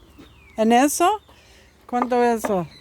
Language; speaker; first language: Spanish; non-native, learner; English